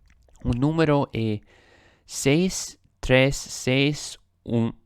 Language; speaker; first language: Portuguese; non-native, learner; English